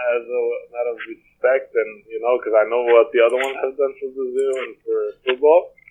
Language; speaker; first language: English; non-native, fluent; Portuguese